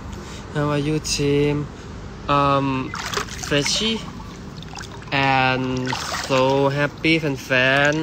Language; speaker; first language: English; non-native, learner; Thai